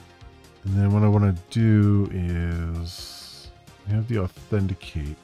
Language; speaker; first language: English; native; English